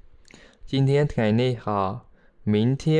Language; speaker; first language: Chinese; non-native, fluent; Khmer